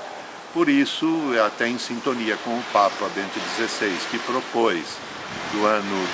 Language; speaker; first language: Portuguese; native; Portuguese